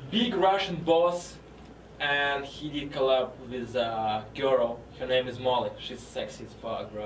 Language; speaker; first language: English; non-native, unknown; Russian